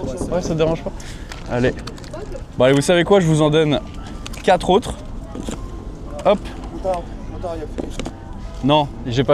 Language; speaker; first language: French; native; French